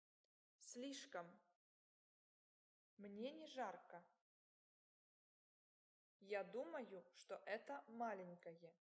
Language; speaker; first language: Russian; non-native, learner; English